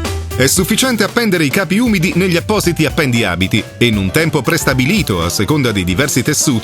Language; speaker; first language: Italian; native; Italian